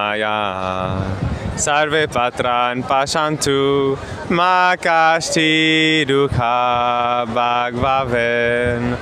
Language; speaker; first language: Hindi; non-native, learner; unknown